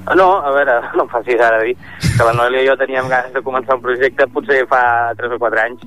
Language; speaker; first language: Catalan; native; Catalan